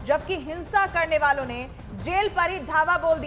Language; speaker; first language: Hindi; native; Hindi